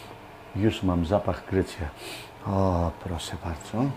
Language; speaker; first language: Polish; non-native, learner; Greek